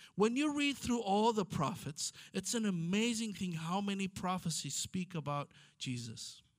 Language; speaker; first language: English; non-native, fluent; Amharic